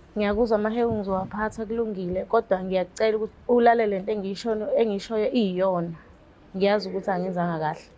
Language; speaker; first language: Zulu; native; Zulu